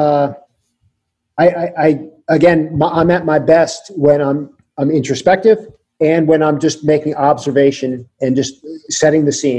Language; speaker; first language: English; native; English